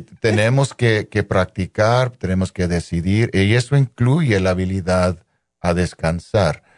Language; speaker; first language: Spanish; non-native, local second language; English